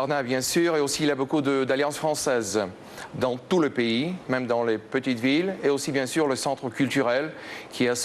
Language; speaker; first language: French; non-native, fluent; Bulgarian